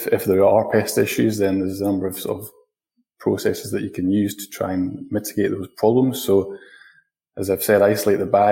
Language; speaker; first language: English; native; English